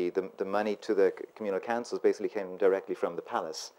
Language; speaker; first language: English; native; English